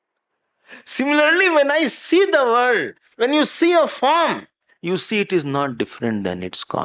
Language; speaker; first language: English; non-native, local second language; Hindi